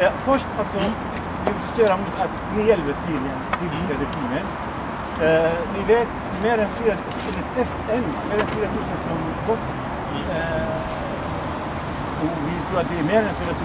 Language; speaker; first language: Swedish; non-native, fluent; Arabic